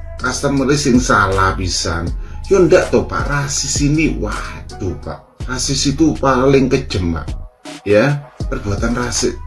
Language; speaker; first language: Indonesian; non-native, local second language; Javanese